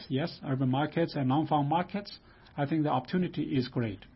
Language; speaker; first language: English; non-native, fluent; Chinese